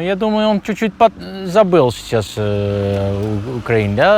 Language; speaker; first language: Russian; non-native, learner; Dutch